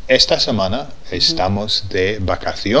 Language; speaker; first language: Spanish; non-native, fluent; English